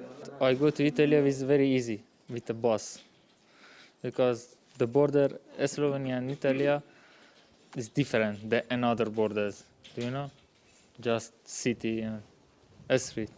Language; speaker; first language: English; non-native, learner; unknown